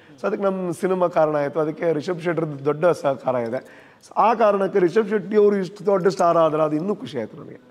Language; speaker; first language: Kannada; non-native, local second language; Tulu